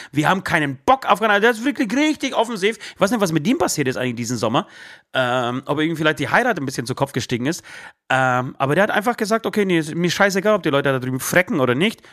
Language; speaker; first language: German; early bilingual, other home language; Polish